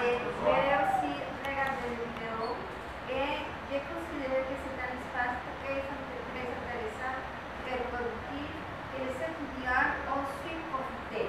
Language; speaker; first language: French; non-native, fluent; Spanish